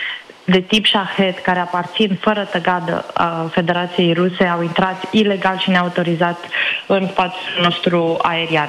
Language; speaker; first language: Romanian; native; Romanian